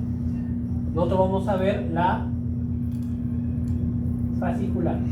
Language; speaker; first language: Spanish; native; Spanish